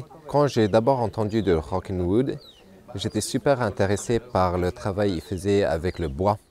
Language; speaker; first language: French; non-native, local second language; Nepali